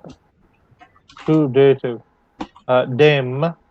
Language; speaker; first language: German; non-native, learner; English